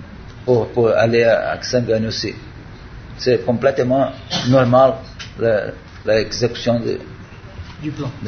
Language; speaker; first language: French; non-native, learner; Portuguese